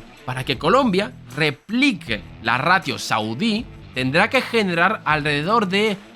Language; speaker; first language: Spanish; native; Spanish